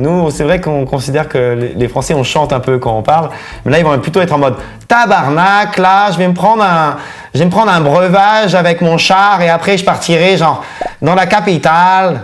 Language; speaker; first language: French; native; French